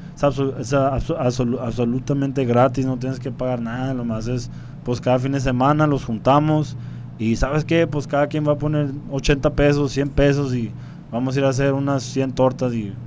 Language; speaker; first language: Spanish; early bilingual, heritage; Spanish